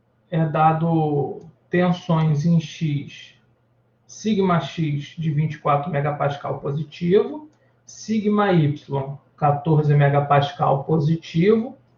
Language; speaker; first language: Portuguese; native; Portuguese